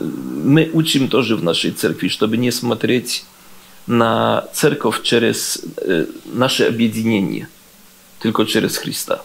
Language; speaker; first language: Russian; non-native, learner; Polish